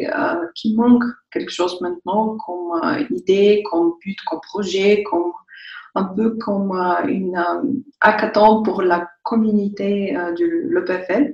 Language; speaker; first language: French; non-native, fluent; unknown